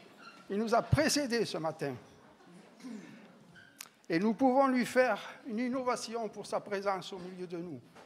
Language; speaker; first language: French; native; French